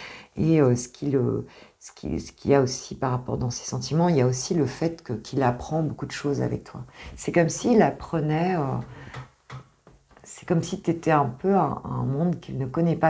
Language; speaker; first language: French; native; French